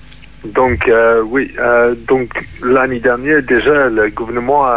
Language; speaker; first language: French; non-native, fluent; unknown